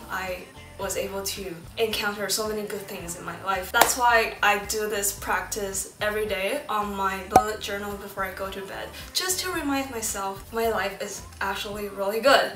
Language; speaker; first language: English; early bilingual, other home language; Chinese